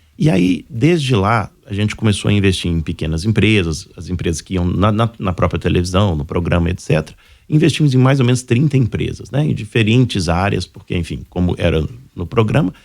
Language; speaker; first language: Portuguese; native; Portuguese